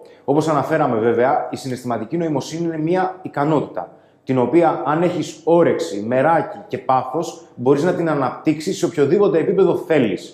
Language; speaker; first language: Greek; native; Greek